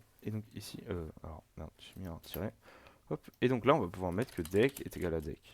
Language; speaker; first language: French; native; French